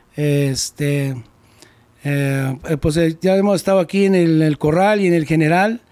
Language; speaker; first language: Spanish; early bilingual, heritage; Spanish